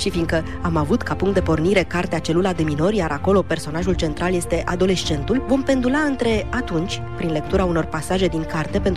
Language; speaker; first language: Romanian; native; Romanian